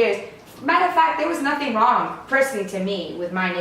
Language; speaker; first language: English; native; English